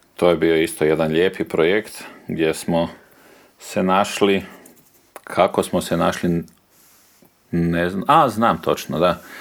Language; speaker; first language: Croatian; native; Croatian